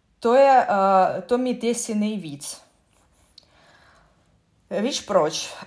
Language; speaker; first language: Czech; non-native, learner; Russian